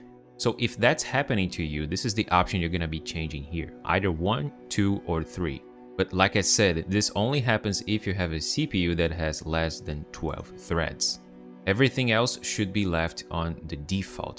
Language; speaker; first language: English; non-native, fluent; Portuguese